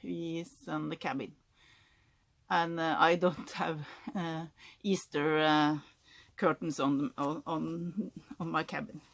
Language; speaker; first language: English; non-native, learner; Norwegian